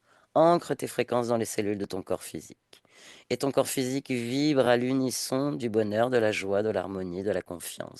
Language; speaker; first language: French; native; French